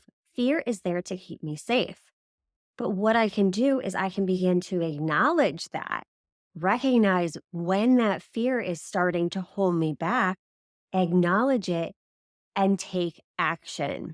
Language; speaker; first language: English; native; English